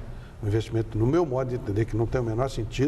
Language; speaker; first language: Portuguese; native; Portuguese